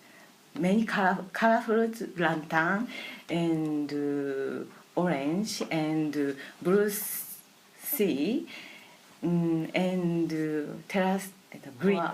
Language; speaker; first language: English; non-native, learner; Japanese